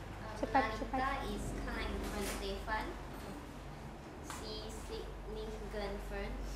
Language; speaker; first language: German; non-native, learner; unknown